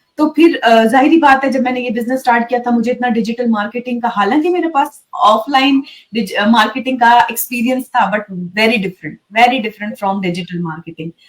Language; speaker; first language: Urdu; native; Urdu